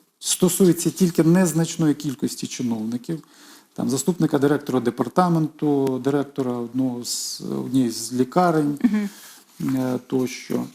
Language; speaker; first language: Ukrainian; native; Ukrainian